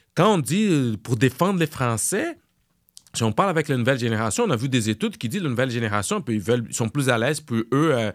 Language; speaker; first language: French; non-native, fluent; Portuguese